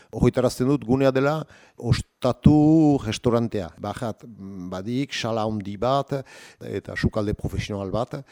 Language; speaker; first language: Basque; native; Basque